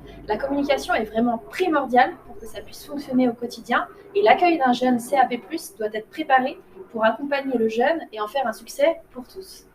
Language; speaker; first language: French; native; French